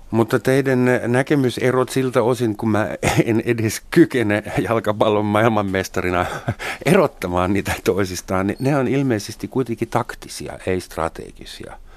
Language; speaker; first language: Finnish; non-native, fluent; German